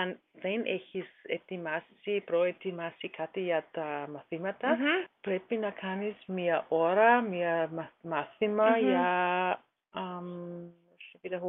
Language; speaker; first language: Greek; non-native, learner; German